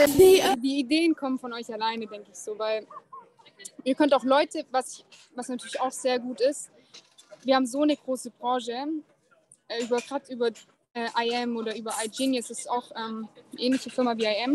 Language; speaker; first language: German; native; German